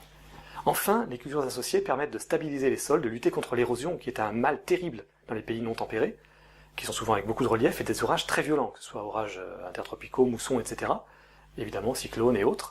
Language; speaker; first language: French; native; French